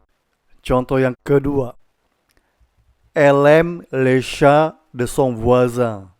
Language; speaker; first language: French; non-native, fluent; Indonesian